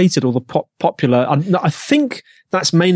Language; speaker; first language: English; native; English